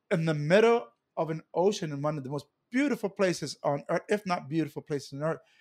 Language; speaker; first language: English; native; English